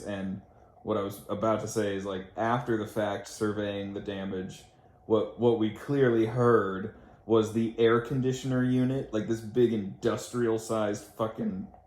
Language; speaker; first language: English; native; English